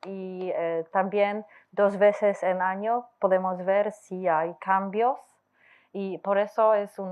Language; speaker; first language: Spanish; non-native, learner; Polish